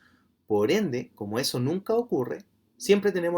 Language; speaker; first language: Spanish; native; Spanish